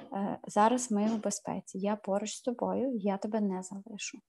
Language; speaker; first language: Ukrainian; native; Ukrainian